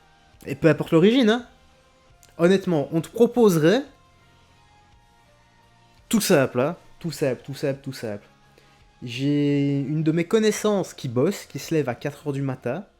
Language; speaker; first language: French; native; French